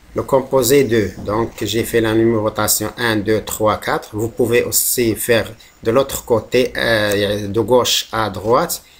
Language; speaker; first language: French; non-native, local second language; Arabic